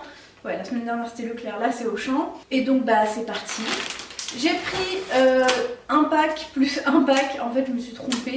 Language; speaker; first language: French; native; French